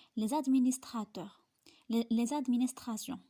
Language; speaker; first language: French; non-native, local second language; Arabic